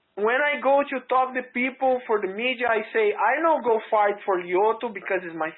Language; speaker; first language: English; non-native, learner; Portuguese